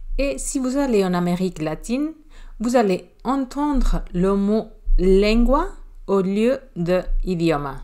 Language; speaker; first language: French; non-native, fluent; Spanish